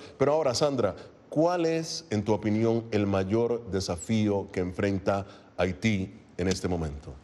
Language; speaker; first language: Spanish; native; Spanish